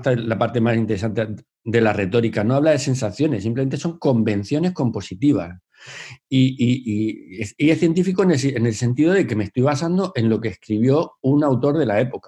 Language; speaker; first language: Spanish; native; Spanish